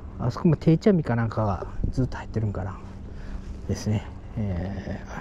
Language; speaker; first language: Japanese; native; Japanese